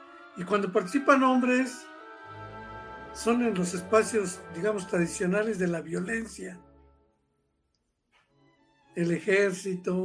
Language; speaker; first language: Spanish; native; Spanish